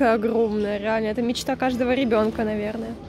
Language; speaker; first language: Russian; native; Russian